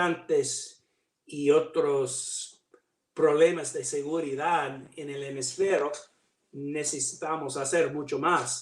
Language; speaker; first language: Spanish; non-native, learner; English